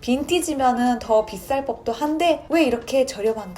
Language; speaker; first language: Korean; native; Korean